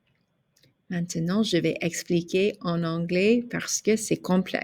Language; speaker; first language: French; non-native, fluent; English